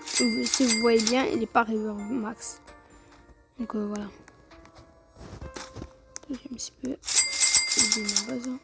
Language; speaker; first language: French; native; French